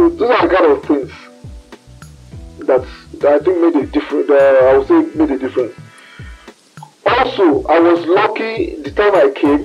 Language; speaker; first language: English; non-native, local second language; Yoruba